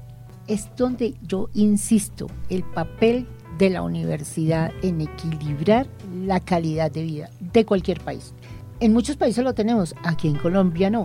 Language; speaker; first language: Spanish; native; Spanish